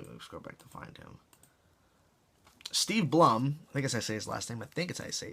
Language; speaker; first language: English; native; English